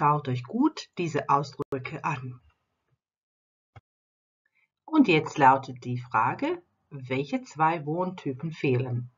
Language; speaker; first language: German; non-native, fluent; Croatian